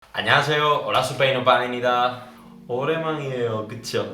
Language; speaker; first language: Korean; non-native, learner; Spanish